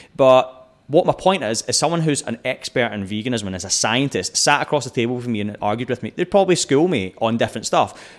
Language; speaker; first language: English; native; English